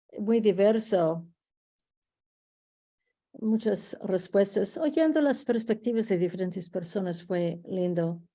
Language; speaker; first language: Spanish; early bilingual, heritage; Spanish